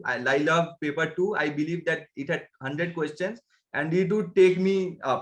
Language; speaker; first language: English; non-native, local second language; Bangla